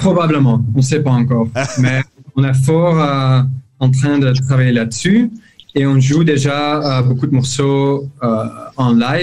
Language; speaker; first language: French; non-native, local second language; Dutch